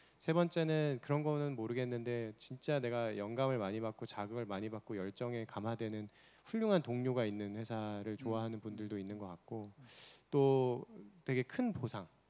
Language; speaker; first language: Korean; native; Korean